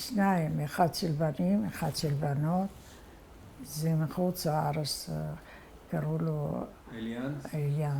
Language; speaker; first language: Hebrew; non-native, fluent; Arabic